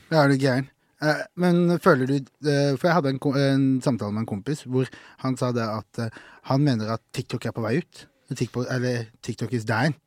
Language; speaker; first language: Norwegian; early bilingual, other home language; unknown